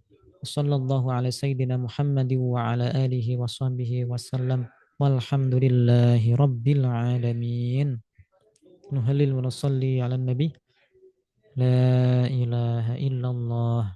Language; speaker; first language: Arabic; non-native, fluent; Indonesian